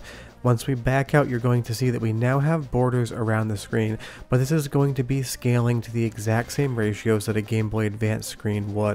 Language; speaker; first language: English; native; English